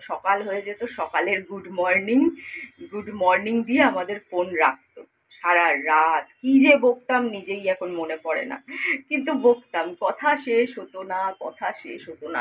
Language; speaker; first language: Bangla; native; Bangla